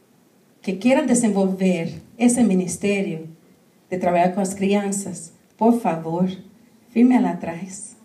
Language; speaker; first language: Portuguese; non-native, fluent; Spanish